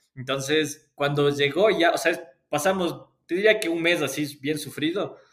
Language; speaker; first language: Spanish; native; Spanish